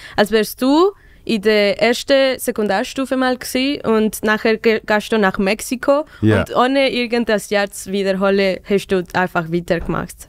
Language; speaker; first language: German; non-native, fluent; Spanish